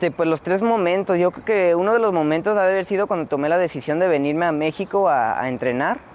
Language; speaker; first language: Spanish; early bilingual, heritage; Spanish